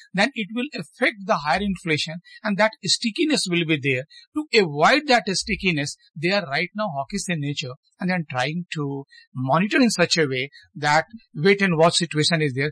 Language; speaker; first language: English; non-native, local second language; Hindi